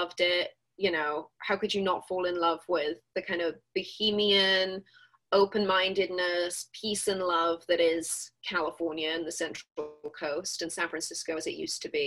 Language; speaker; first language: English; native; English